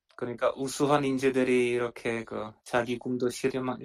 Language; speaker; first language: Korean; non-native, fluent; Czech